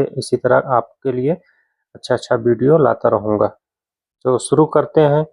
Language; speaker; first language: Hindi; native; Hindi